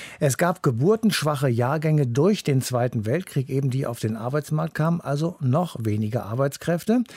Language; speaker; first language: German; native; German